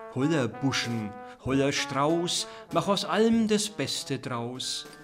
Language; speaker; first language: German; native; German